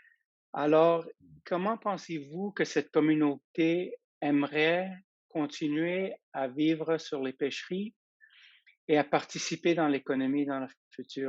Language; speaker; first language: French; non-native, fluent; English